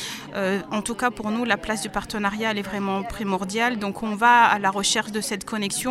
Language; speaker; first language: French; native; French